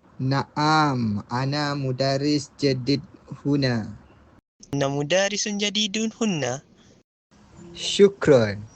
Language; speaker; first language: Arabic; non-native, learner; Malay